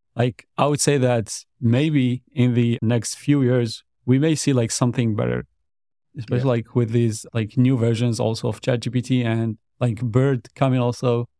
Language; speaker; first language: English; non-native, fluent; Arabic